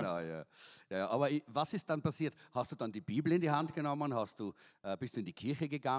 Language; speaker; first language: German; native; German